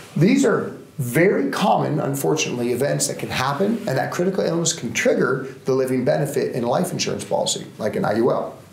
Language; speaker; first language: English; native; English